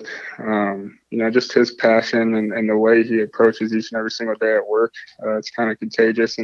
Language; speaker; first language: English; native; English